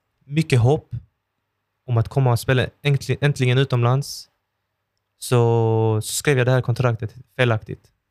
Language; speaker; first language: Swedish; early bilingual, other home language; Persian